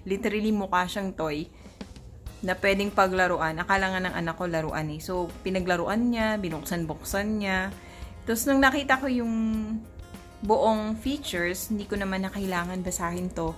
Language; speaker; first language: Filipino; native; Filipino